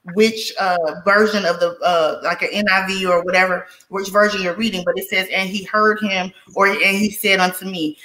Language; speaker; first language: English; native; English